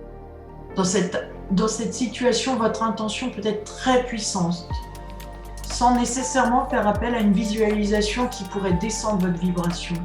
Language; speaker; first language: French; native; French